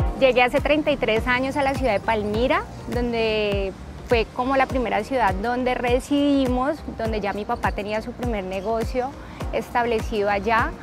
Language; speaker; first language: Spanish; early bilingual, other home language; Chinese